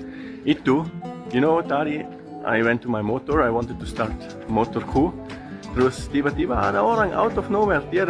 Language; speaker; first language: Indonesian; non-native, learner; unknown